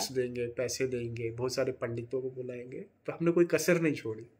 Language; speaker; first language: Hindi; native; Hindi